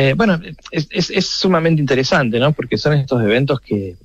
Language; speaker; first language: Spanish; native; Spanish